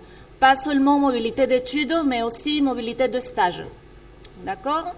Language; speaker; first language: French; non-native, fluent; Spanish